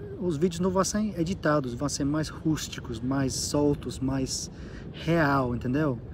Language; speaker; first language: Portuguese; non-native, learner; English